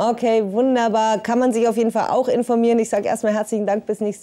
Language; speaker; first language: German; native; German